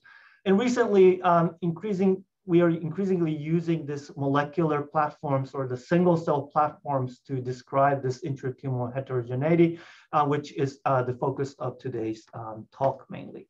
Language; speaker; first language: English; non-native, fluent; Japanese